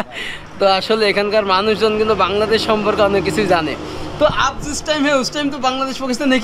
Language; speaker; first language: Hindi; non-native, learner; Bangla